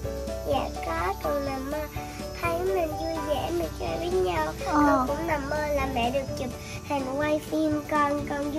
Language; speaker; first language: Vietnamese; early bilingual, heritage; Vietnamese